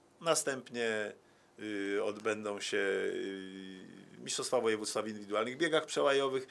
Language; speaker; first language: Polish; native; Polish